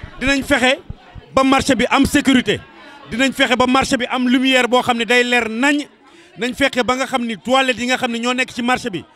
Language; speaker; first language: Wolof; native; Wolof